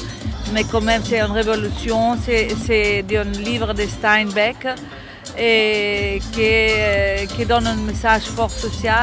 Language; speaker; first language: French; non-native, fluent; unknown